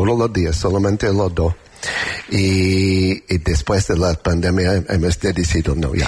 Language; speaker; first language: Spanish; non-native, learner; English